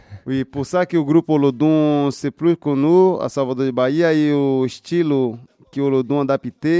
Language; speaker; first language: French; non-native, learner; Portuguese